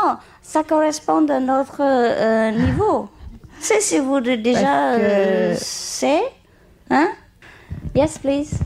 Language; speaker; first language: French; non-native, learner; Vietnamese